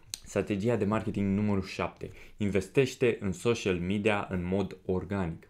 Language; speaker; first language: Romanian; native; Romanian